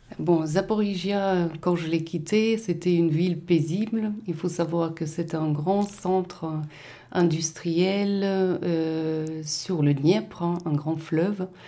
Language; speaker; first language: French; non-native, fluent; Russian